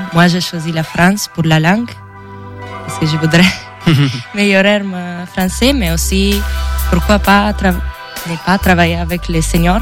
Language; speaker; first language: French; non-native, learner; Italian